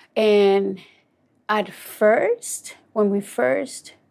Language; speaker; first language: English; non-native, fluent; Spanish